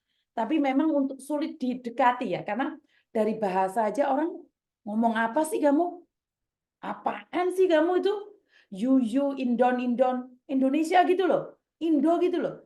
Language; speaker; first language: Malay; non-native, local second language; Javanese